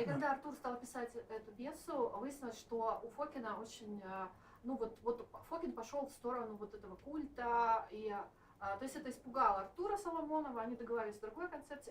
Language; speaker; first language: Russian; native; Russian